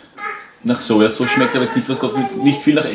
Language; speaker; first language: German; native; German